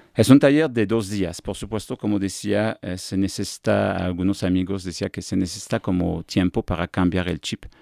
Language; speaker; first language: Spanish; non-native, fluent; French